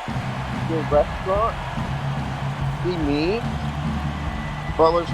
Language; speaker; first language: English; native; English